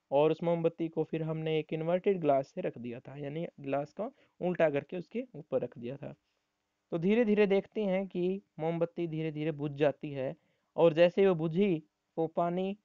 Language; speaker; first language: Hindi; native; Hindi